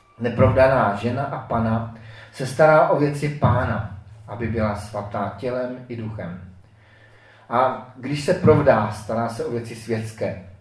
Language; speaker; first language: Czech; native; Czech